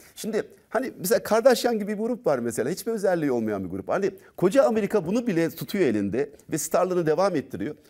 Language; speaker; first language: Turkish; native; Turkish